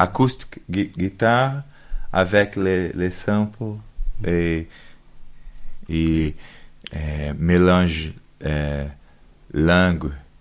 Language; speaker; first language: French; non-native, learner; Portuguese